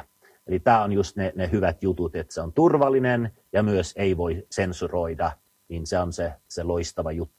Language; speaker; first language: Finnish; non-native, fluent; Swedish